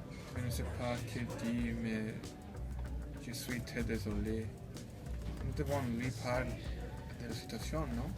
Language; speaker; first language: French; non-native, learner; English